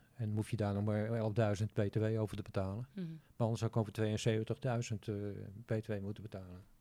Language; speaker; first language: Dutch; native; Dutch